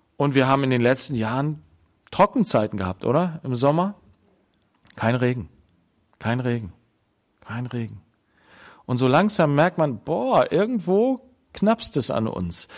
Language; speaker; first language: German; native; German